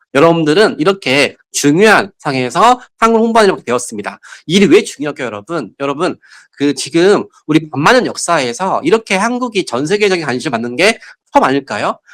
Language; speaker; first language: Korean; native; Korean